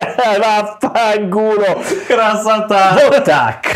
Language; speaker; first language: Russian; non-native, learner; Italian